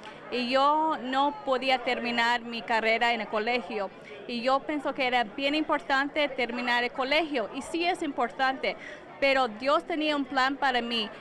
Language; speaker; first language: Spanish; early bilingual, heritage; Spanish